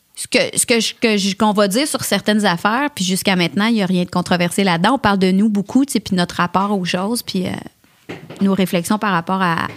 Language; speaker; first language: French; native; French